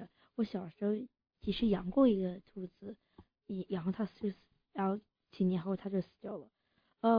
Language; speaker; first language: Chinese; early bilingual, heritage; English